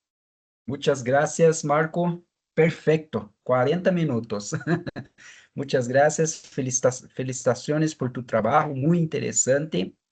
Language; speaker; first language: Spanish; non-native, fluent; Portuguese